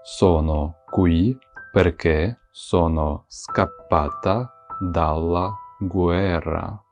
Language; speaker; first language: Italian; non-native, fluent; Ukrainian